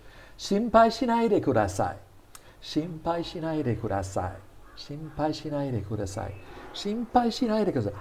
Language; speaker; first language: Japanese; non-native, fluent; English